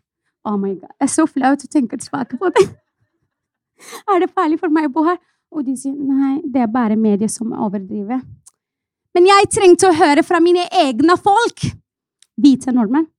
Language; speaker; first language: Norwegian; non-native, fluent; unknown